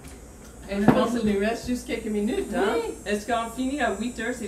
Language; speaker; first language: French; non-native, fluent; English